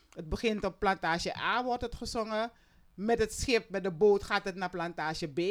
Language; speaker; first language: Dutch; native; Dutch